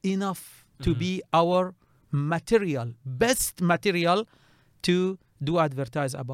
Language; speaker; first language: English; non-native, learner; Arabic